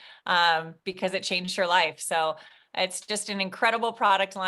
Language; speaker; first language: English; native; English